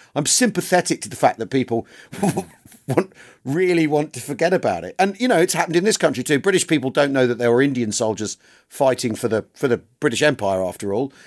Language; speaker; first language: English; native; English